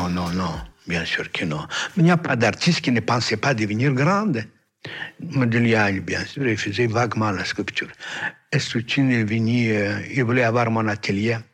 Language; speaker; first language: French; non-native, fluent; Yiddish